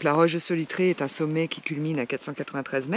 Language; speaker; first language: French; native; French